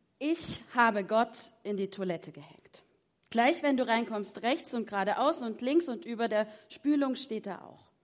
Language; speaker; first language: German; native; German